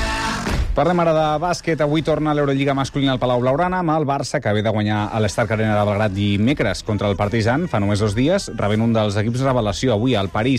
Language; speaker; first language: Catalan; native; Catalan